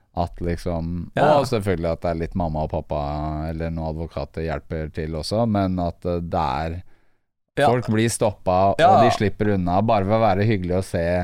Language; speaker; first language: Norwegian; native; Norwegian